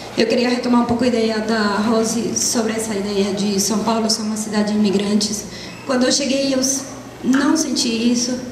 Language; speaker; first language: Portuguese; non-native, fluent; Spanish